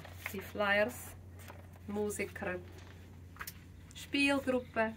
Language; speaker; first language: German; non-native, fluent; Czech